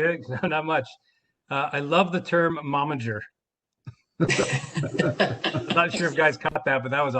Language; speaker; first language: English; native; English